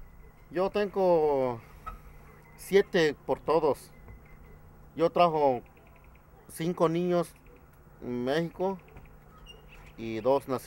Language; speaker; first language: Spanish; non-native, local second language; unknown